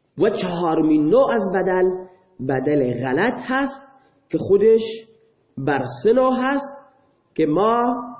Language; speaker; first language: Persian; non-native, local second language; Baluchi